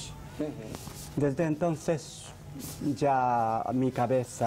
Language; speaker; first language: Spanish; non-native, fluent; Japanese